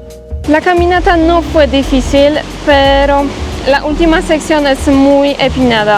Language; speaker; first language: Spanish; non-native, learner; Polish